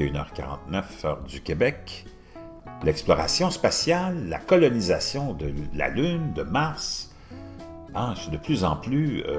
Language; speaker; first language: French; native; French